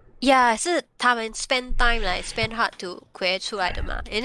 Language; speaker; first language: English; non-native, local second language; Chinese